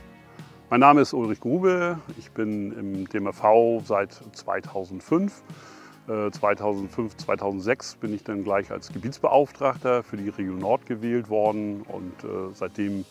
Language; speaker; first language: German; native; German